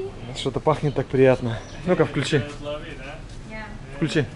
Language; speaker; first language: Russian; native; Russian